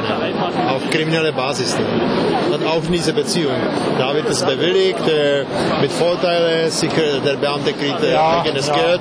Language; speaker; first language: German; non-native, fluent; Czech